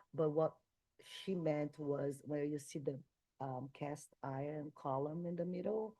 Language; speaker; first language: English; non-native, fluent; Portuguese